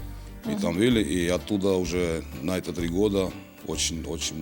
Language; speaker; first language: Russian; non-native, local second language; Georgian